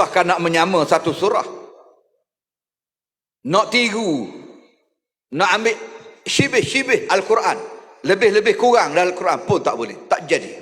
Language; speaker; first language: Malay; native; Malay